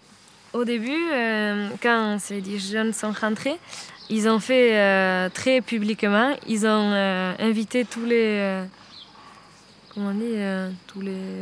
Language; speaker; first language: French; non-native, fluent; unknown